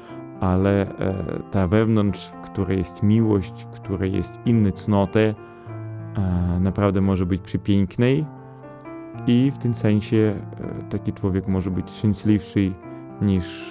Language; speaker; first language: Polish; non-native, fluent; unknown